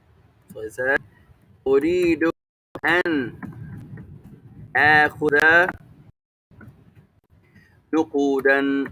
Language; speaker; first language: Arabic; non-native, fluent; English